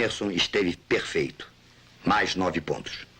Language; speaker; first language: Portuguese; native; Portuguese